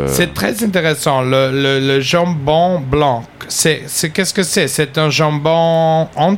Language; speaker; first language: French; non-native, learner; English